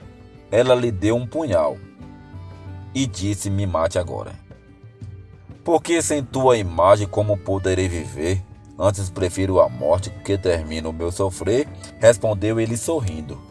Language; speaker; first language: Portuguese; native; Portuguese